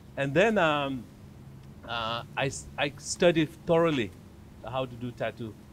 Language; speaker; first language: English; non-native, fluent; Tibetan